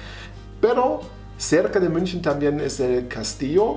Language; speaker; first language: Spanish; non-native, fluent; German